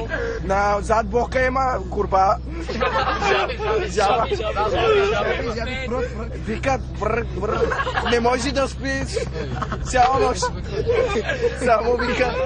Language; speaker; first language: Bulgarian; non-native, local second language; Turkish